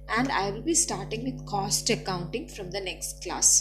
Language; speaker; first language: English; non-native, local second language; Malayalam